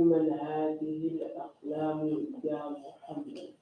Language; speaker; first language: Arabic; non-native, learner; English